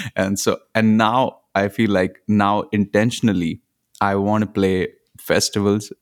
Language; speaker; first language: English; non-native, local second language; Punjabi